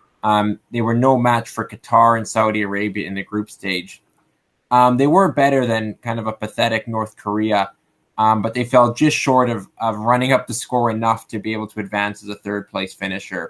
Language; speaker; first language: English; native; English